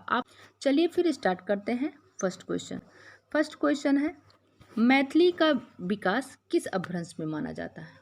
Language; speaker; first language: Hindi; native; Hindi